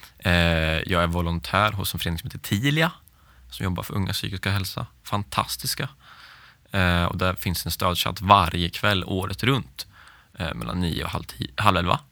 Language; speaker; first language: Swedish; native; Swedish